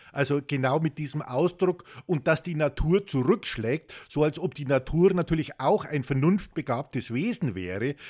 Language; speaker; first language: German; native; German